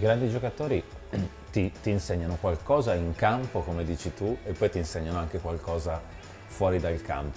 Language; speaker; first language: Italian; native; Italian